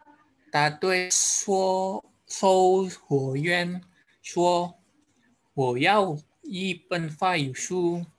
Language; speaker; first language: Chinese; non-native, learner; Indonesian